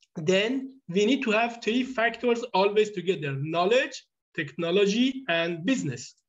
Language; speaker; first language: English; non-native, fluent; Persian